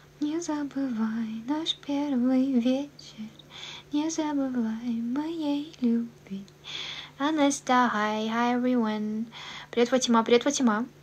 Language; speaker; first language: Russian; native; Russian